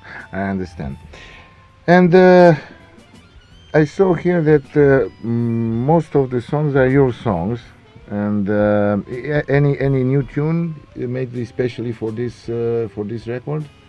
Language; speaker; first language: English; non-native, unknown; Romanian